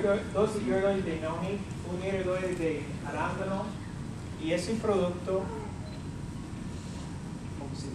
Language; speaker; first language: Spanish; early bilingual, heritage; English